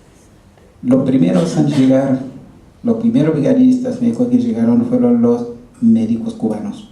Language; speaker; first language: Spanish; non-native, fluent; Haitian Creole